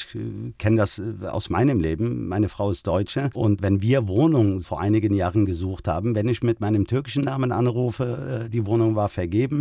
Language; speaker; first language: German; early bilingual, other home language; Turkish